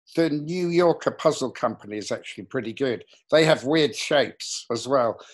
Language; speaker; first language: English; native; English